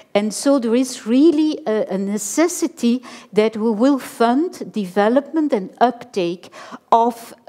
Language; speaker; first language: English; non-native, fluent; Dutch